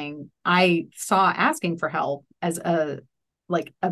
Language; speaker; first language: English; native; English